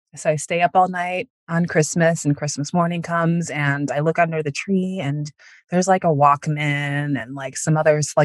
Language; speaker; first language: English; native; English